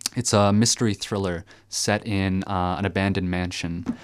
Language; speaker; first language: English; early bilingual, other home language; French